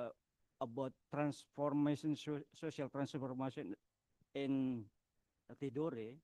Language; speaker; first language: English; non-native, learner; Indonesian